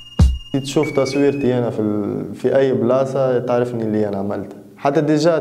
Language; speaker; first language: Arabic; native; Arabic